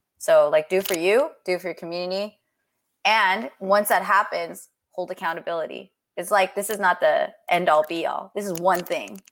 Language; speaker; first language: English; native; English